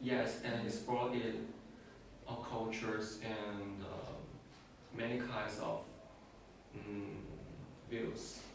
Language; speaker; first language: English; non-native, learner; Chinese